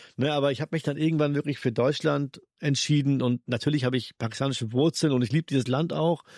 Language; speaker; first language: German; early bilingual, other home language; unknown